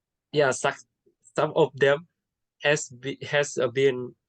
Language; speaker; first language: English; non-native, learner; Indonesian